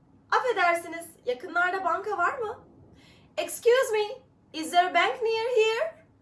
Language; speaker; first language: English; non-native, fluent; Turkish